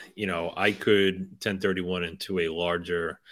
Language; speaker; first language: English; native; English